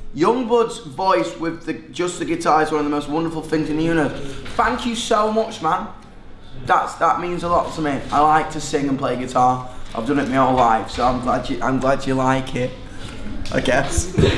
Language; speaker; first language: English; native; English